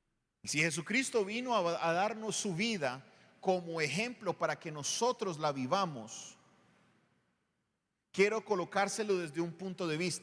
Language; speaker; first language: Spanish; native; Spanish